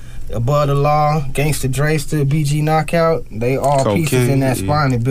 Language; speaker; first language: English; native; English